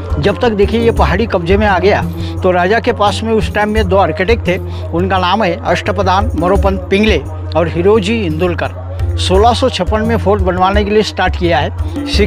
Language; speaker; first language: Hindi; non-native, local second language; Marathi